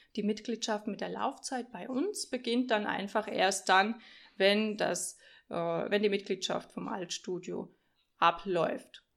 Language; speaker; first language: German; early bilingual, other home language; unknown